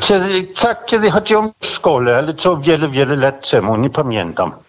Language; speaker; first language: Polish; non-native, fluent; Danish